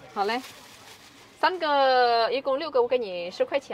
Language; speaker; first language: Chinese; non-native, fluent; Indonesian